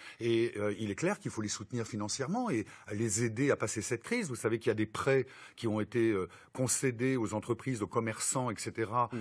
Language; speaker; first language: French; native; French